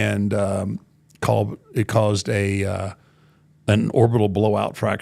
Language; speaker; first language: English; native; English